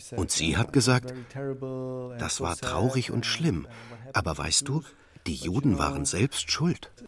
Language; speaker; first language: German; native; German